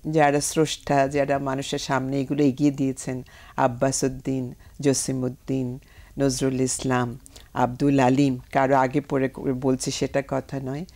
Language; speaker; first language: Bangla; native; Bangla